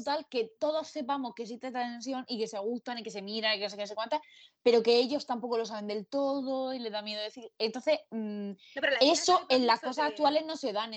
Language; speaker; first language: Spanish; native; Spanish